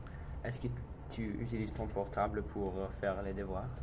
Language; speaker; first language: French; non-native, learner; English